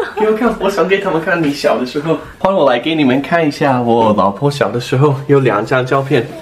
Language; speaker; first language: Chinese; non-native, fluent; English